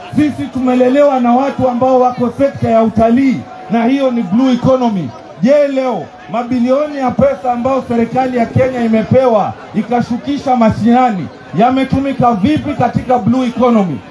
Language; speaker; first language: Swahili; native; Swahili